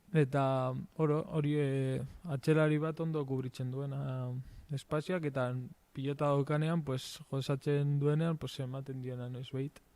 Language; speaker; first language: Basque; non-native, local second language; Spanish